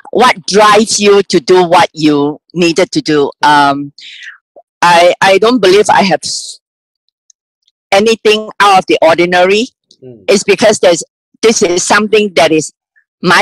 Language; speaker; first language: English; non-native, local second language; Cantonese